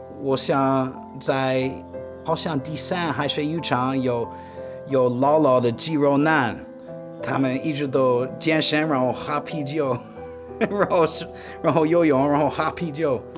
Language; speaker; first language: Chinese; non-native, fluent; English